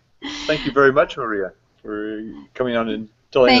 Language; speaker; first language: English; native; English